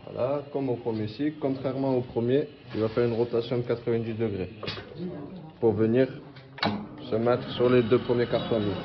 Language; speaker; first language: French; native; French